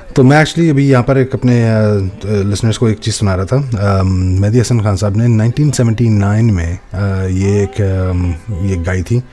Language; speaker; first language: Urdu; early bilingual, heritage; Urdu